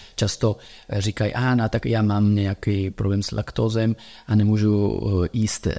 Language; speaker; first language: Czech; non-native, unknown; Italian